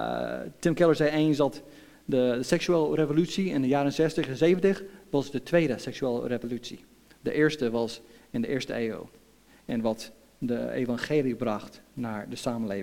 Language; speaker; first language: Dutch; non-native, fluent; English